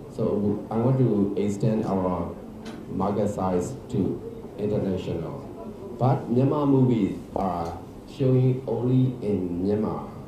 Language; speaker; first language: English; non-native, learner; Burmese